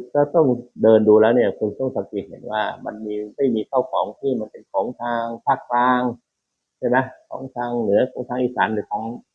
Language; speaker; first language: Thai; native; Thai